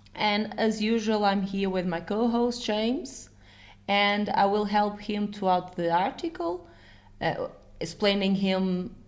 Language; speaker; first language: English; non-native, fluent; Portuguese